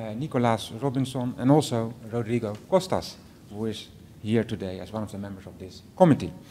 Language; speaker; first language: English; non-native, fluent; Dutch